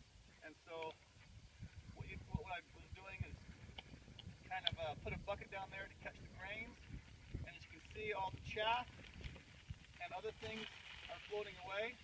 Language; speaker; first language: English; native; English